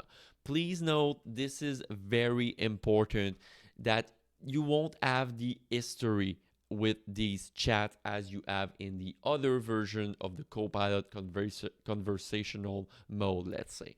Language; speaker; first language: English; non-native, fluent; French